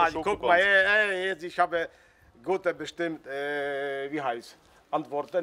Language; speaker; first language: German; non-native, learner; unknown